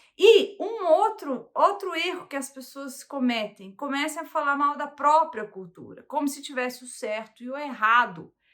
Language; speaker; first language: Portuguese; early bilingual, heritage; Portuguese